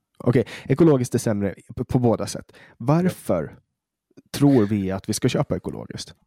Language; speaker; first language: Swedish; native; Swedish